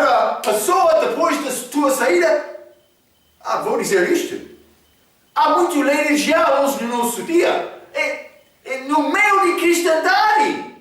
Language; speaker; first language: Portuguese; non-native, fluent; English